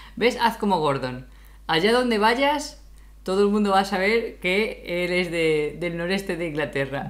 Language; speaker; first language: Spanish; native; Spanish